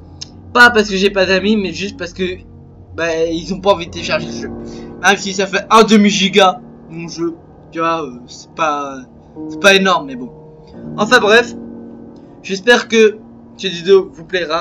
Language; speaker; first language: French; native; French